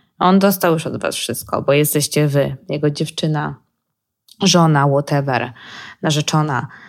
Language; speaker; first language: Polish; early bilingual, heritage; Polish